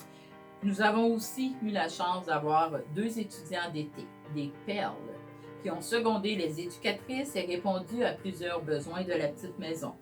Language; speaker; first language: French; native; French